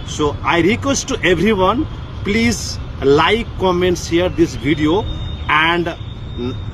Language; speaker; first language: English; non-native, local second language; Bangla